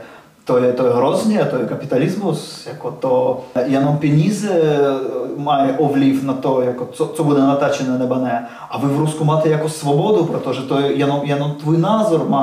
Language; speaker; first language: Czech; non-native, learner; Russian